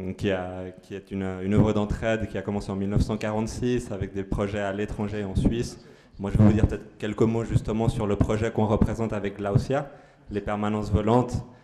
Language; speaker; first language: French; non-native, fluent; Spanish